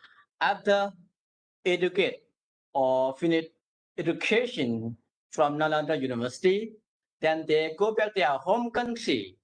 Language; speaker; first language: English; non-native, learner; Burmese